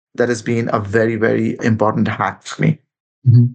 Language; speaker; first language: English; non-native, local second language; Bangla